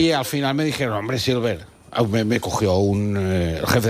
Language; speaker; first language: Spanish; native; Spanish